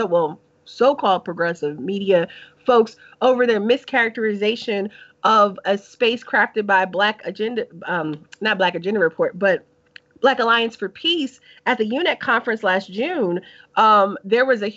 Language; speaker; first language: English; native; English